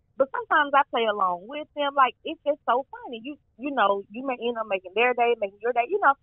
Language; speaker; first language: English; native; English